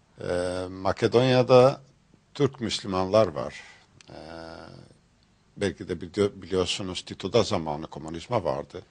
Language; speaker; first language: Turkish; non-native, fluent; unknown